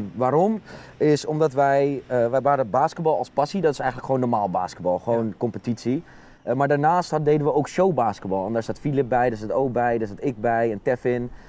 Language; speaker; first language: Dutch; native; Dutch